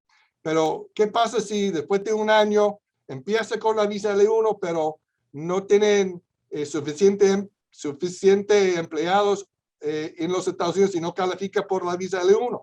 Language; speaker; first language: Spanish; non-native, fluent; English